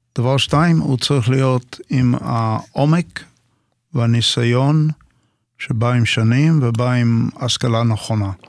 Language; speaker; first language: Hebrew; non-native, fluent; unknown